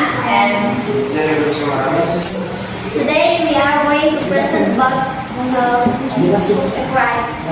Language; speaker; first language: English; non-native, learner; Indonesian